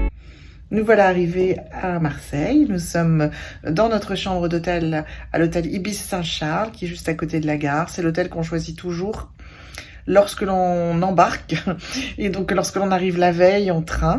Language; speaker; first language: French; native; French